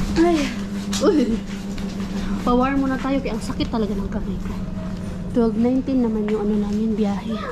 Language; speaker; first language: Filipino; non-native, local second language; Cebuano